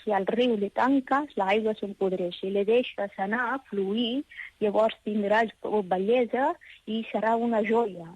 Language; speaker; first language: Catalan; non-native, fluent; Persian